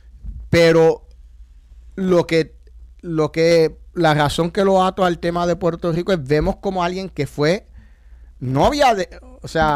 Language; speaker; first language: Spanish; native; Spanish